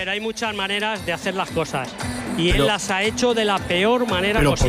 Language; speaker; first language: Spanish; native; Spanish